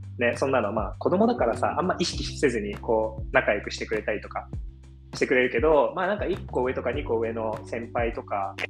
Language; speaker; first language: Japanese; early bilingual, heritage; Japanese